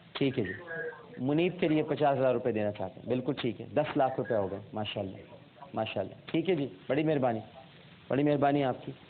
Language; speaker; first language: Urdu; native; Urdu